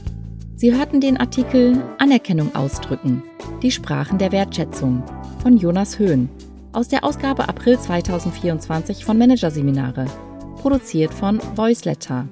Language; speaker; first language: German; native; German